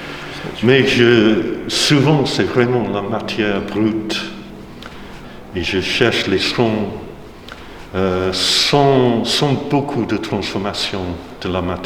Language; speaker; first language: French; non-native, fluent; English